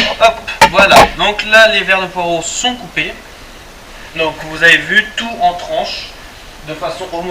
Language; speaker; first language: French; native; French